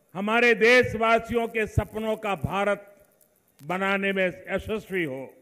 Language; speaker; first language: Hindi; non-native, local second language; Gujarati